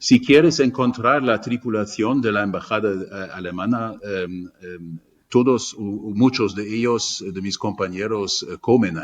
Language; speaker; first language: Spanish; non-native, fluent; German